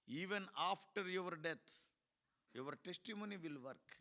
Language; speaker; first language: English; non-native, local second language; Telugu